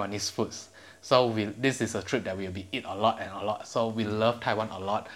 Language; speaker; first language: English; non-native, local second language; Chinese